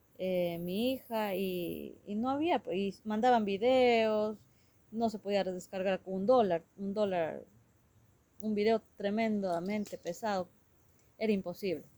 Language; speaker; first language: Spanish; non-native, local second language; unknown